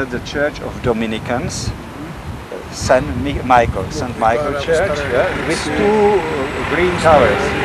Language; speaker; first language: English; non-native, fluent; Czech